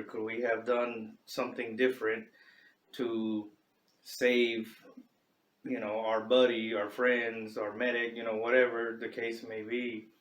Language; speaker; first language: English; native; English